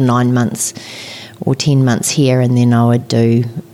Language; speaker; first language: English; native; English